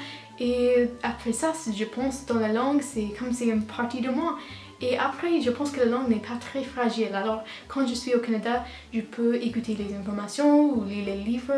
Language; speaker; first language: French; non-native, learner; English